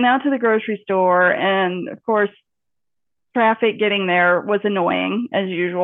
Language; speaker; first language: English; native; English